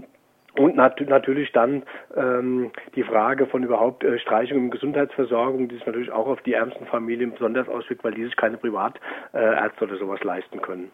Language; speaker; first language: German; native; German